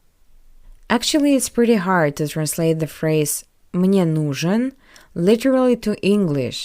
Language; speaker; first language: English; non-native, fluent; Russian